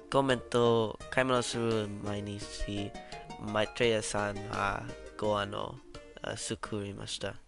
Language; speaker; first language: Japanese; non-native, learner; English